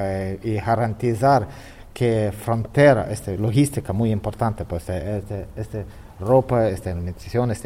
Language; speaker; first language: Spanish; non-native, learner; Ukrainian